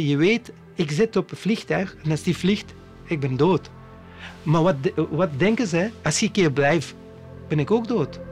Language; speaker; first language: Dutch; non-native, learner; Persian